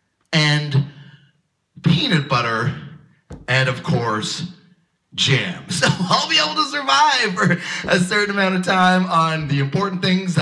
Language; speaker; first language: English; native; English